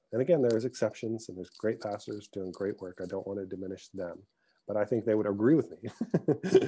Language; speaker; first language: English; early bilingual, other home language; Arabic